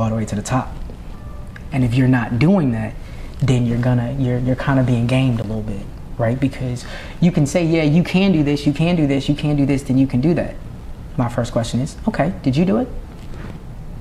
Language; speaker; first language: English; native; English